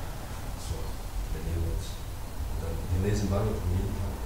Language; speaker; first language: German; non-native, learner; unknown